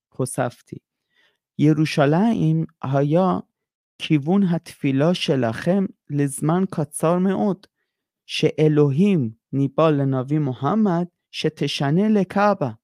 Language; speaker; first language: Hebrew; non-native, fluent; Persian